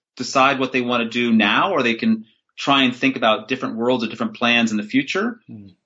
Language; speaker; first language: English; native; English